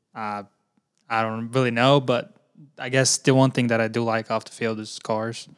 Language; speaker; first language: English; early bilingual, other home language; Portuguese